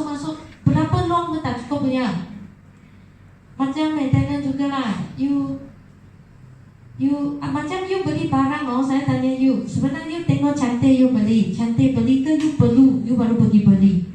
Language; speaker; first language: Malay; non-native, local second language; Chinese